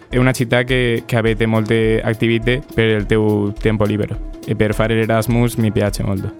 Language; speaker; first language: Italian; non-native, learner; Spanish